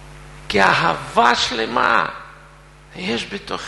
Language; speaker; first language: Hebrew; non-native, fluent; Russian